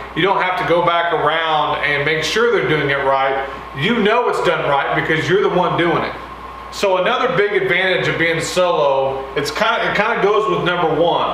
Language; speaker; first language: English; native; English